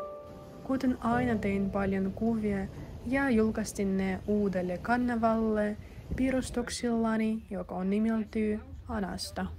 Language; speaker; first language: Finnish; non-native, learner; Russian